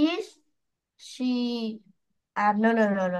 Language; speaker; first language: English; non-native, learner; Vietnamese